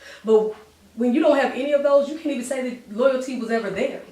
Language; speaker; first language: English; native; English